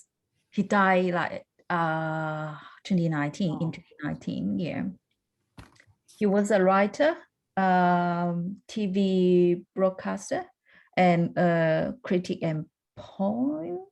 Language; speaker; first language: English; non-native, learner; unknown